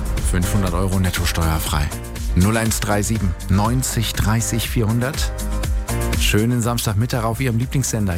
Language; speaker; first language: German; native; German